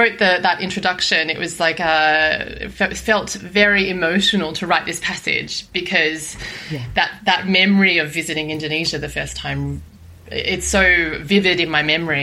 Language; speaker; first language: English; native; English